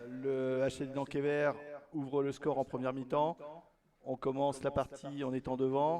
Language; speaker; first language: French; native; French